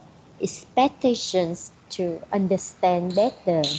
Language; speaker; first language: English; non-native, learner; Vietnamese